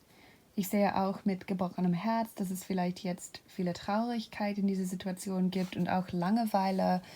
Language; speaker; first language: German; non-native, fluent; English